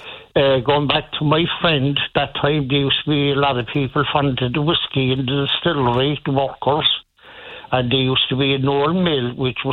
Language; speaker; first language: English; native; English